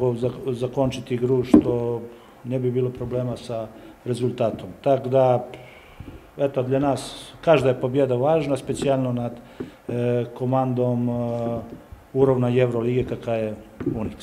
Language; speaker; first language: Russian; non-native, learner; Serbian